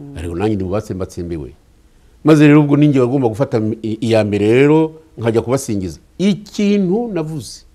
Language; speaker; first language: Kinyarwanda; native; Kinyarwanda